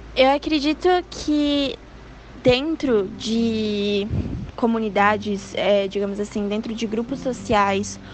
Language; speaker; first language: Portuguese; early bilingual, heritage; Spanish